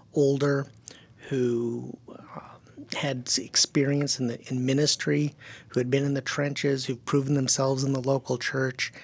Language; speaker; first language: English; early bilingual, other home language; German